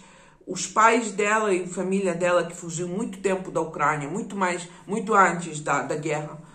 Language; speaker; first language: Portuguese; non-native, fluent; Ukrainian